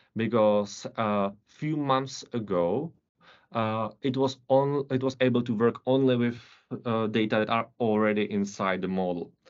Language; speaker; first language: English; non-native, fluent; Czech